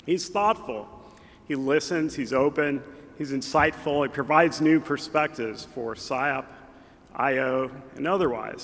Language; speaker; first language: English; native; English